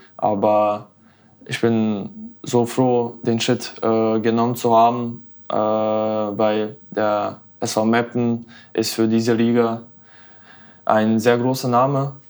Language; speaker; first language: German; non-native, fluent; Bosnian